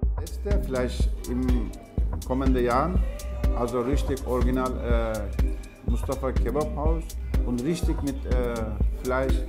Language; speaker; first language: German; non-native, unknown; Turkish